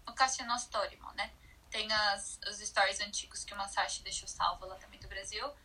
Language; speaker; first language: Portuguese; native; Portuguese